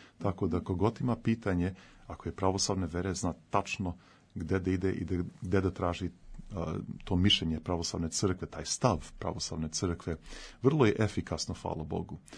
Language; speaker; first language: Serbian; early bilingual, heritage; Serbian